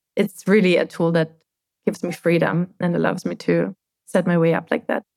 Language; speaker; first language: English; non-native, fluent; German